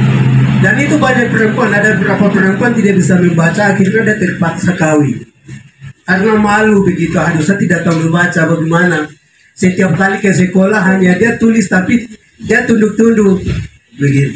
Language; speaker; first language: Indonesian; non-native, local second language; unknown